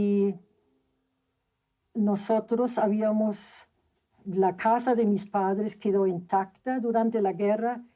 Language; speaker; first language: Spanish; non-native, fluent; German